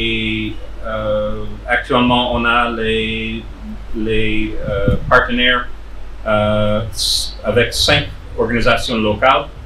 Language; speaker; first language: French; non-native, fluent; English